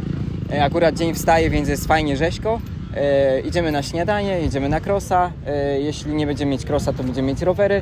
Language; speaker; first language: Polish; native; Polish